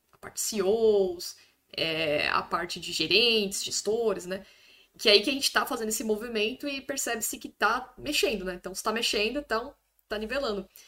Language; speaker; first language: Portuguese; native; Portuguese